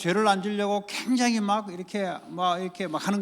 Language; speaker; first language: Korean; native; Korean